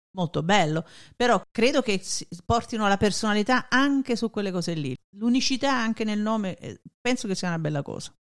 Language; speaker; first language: Italian; native; Italian